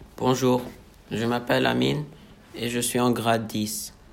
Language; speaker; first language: French; non-native, learner; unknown